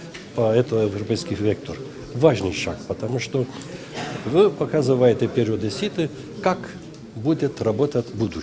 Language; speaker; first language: Russian; non-native, learner; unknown